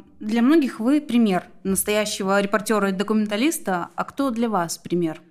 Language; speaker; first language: Russian; native; Russian